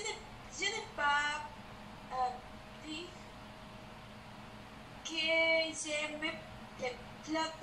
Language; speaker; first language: French; non-native, learner; Spanish